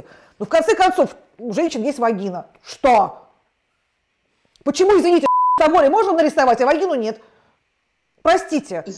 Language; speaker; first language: Russian; native; Russian